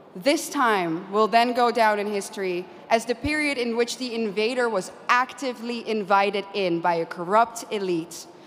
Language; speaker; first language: English; non-native, fluent; Dutch